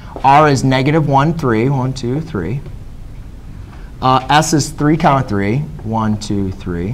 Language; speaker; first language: English; native; English